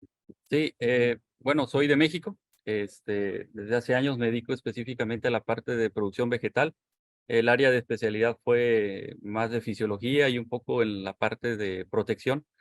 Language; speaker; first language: Spanish; native; Spanish